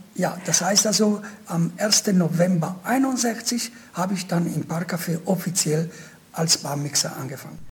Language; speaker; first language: German; non-native, fluent; Italian